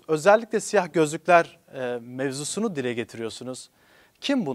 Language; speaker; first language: Turkish; non-native, local second language; Kurdish